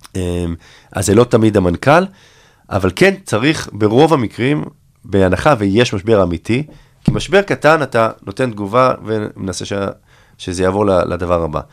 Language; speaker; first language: Hebrew; native; Hebrew